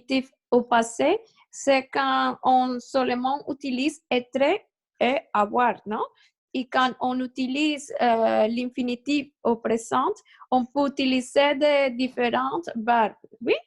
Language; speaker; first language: French; non-native, learner; Spanish